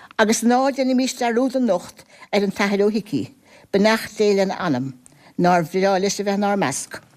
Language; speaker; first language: Irish; native; Irish